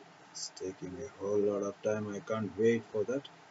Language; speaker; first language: English; non-native, local second language; Kannada